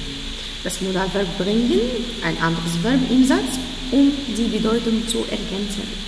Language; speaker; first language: German; non-native, fluent; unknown